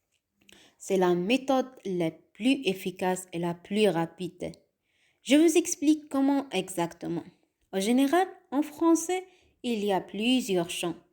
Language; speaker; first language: French; non-native, fluent; Arabic